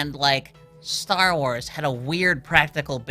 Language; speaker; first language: English; native; English